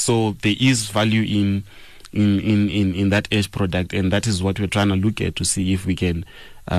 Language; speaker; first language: English; non-native, local second language; Shona